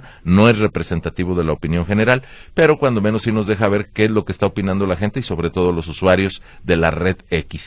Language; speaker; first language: Spanish; native; Spanish